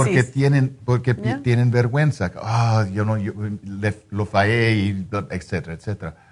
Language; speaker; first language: Spanish; non-native, fluent; English